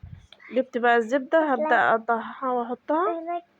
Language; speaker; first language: Arabic; native; Arabic